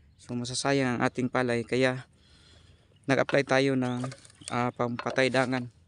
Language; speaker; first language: Filipino; non-native, local second language; Cebuano